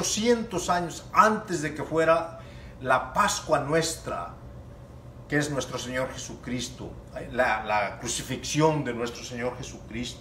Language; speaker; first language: Spanish; native; Spanish